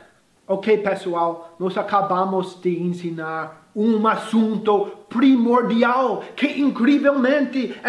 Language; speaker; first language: Portuguese; non-native, fluent; English